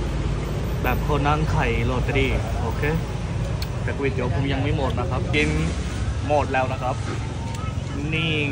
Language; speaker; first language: Thai; non-native, fluent; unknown